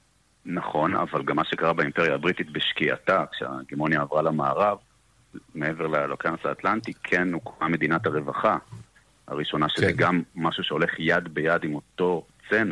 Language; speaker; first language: Hebrew; native; Hebrew